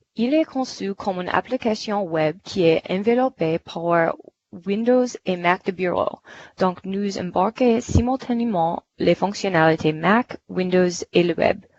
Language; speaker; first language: French; non-native, fluent; English